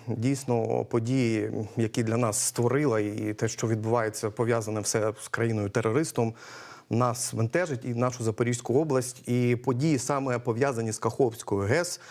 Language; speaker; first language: Ukrainian; native; Ukrainian